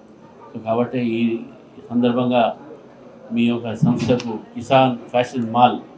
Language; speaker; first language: Telugu; native; Telugu